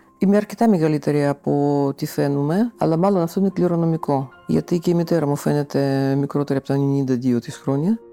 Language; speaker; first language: Greek; non-native, fluent; Russian